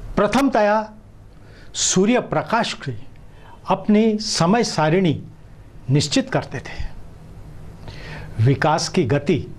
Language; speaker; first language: Hindi; non-native, local second language; Marathi